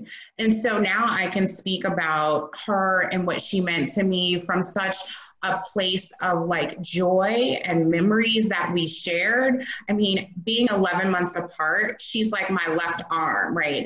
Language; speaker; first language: English; native; English